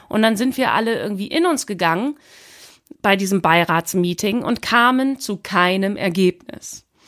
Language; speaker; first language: German; native; German